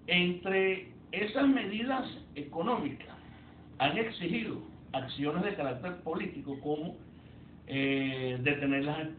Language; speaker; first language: Spanish; native; Spanish